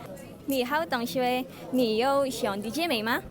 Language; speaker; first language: Chinese; non-native, learner; Filipino